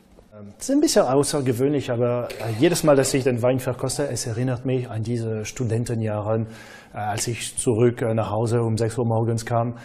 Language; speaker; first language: German; non-native, fluent; French